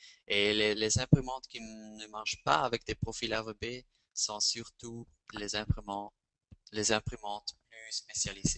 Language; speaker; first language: French; non-native, fluent; Spanish